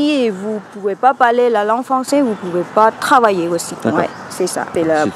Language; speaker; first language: French; non-native, learner; Thai